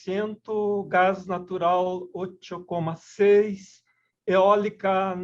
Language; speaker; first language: Spanish; non-native, learner; Portuguese